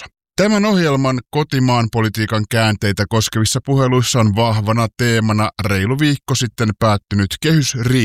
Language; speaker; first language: Finnish; native; Finnish